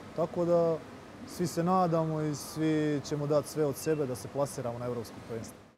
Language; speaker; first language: Serbian; native; Serbian